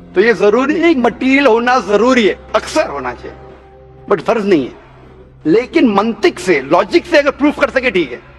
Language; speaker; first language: Hindi; non-native, local second language; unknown